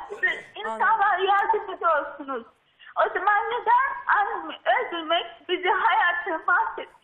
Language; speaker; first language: Turkish; non-native, learner; Russian